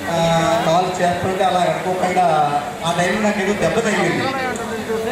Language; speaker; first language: Telugu; native; Telugu